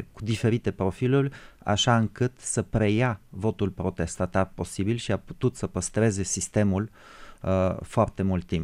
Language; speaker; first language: Romanian; non-native, fluent; Bulgarian